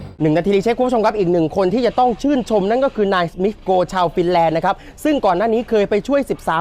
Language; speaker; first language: Thai; native; Thai